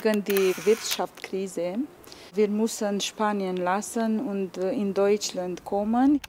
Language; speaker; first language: German; non-native, learner; Romanian